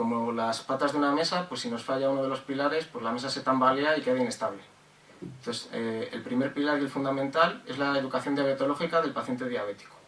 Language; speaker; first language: Spanish; native; Spanish